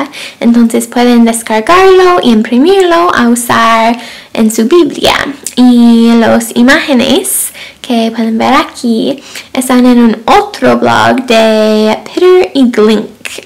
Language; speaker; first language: Spanish; non-native, fluent; English